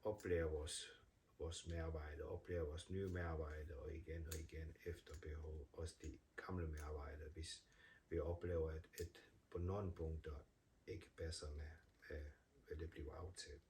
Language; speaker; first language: Danish; non-native, fluent; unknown